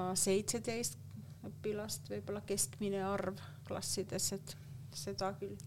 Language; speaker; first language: Estonian; non-native, fluent; Finnish